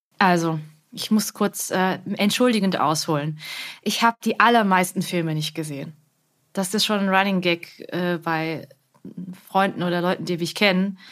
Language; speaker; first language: German; early bilingual, other home language; Vietnamese